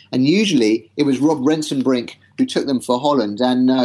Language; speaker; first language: English; native; English